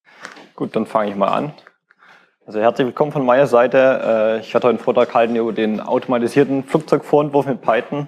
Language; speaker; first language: German; native; German